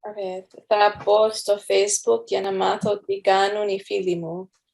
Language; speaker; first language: Greek; non-native, learner; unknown